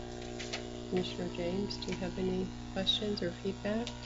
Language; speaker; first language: English; native; English